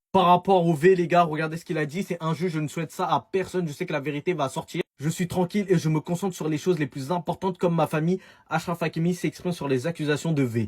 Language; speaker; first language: French; native; French